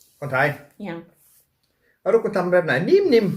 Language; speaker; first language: Thai; non-native, learner; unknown